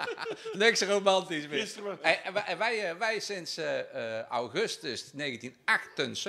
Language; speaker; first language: Dutch; native; Dutch